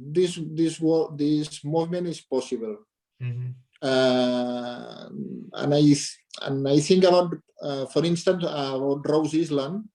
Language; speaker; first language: English; non-native, learner; Catalan